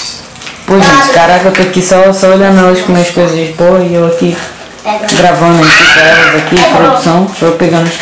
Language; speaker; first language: Portuguese; native; Portuguese